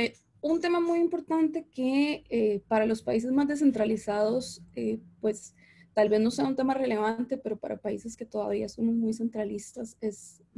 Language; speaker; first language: Spanish; native; Spanish